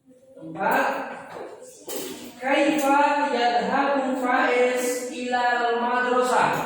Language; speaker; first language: Arabic; non-native, fluent; Indonesian